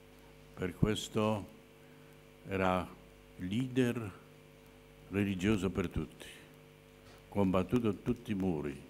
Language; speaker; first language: Italian; non-native, fluent; Polish